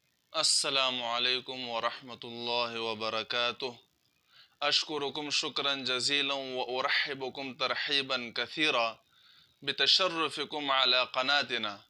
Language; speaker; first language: Arabic; non-native, fluent; Urdu